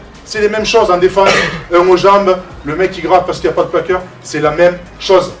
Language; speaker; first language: French; native; French